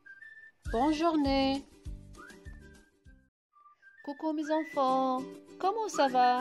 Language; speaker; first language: French; non-native, local second language; Arabic